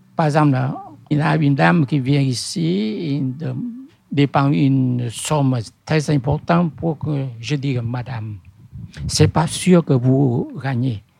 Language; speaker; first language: French; non-native, fluent; Vietnamese